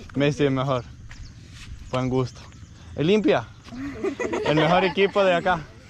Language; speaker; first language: Spanish; non-native, fluent; Danish